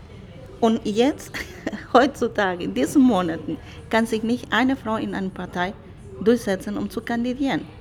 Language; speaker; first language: German; non-native, fluent; Spanish